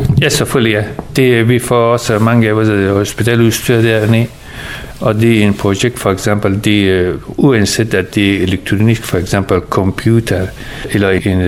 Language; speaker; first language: Danish; early bilingual, other home language; Persian